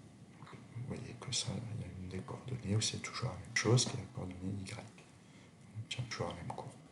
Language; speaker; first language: French; native; French